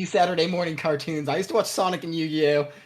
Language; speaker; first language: English; native; English